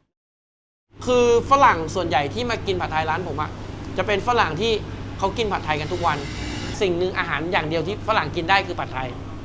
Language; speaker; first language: Thai; native; Thai